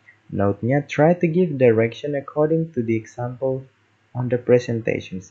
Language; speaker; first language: English; non-native, fluent; Indonesian